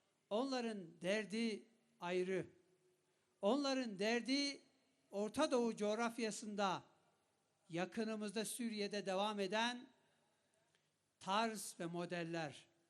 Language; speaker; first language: Turkish; non-native, local second language; Kurdish